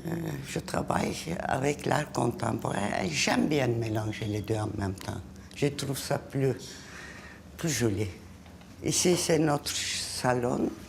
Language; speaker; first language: French; non-native, fluent; Turkish